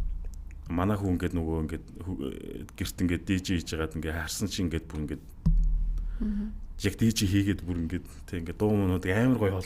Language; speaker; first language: Mongolian; native; Mongolian